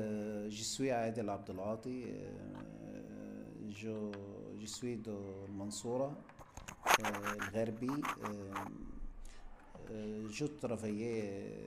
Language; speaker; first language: French; non-native, fluent; Arabic